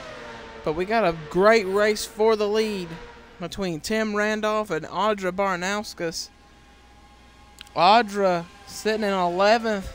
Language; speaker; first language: English; native; English